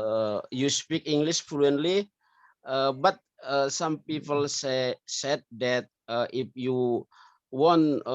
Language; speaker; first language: English; non-native, learner; Indonesian